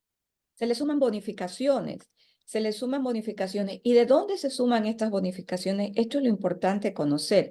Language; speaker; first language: Spanish; native; Spanish